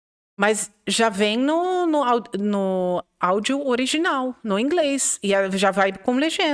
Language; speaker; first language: Portuguese; non-native, fluent; Dutch